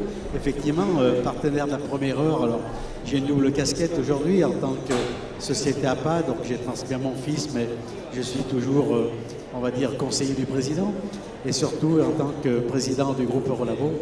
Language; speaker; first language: French; native; French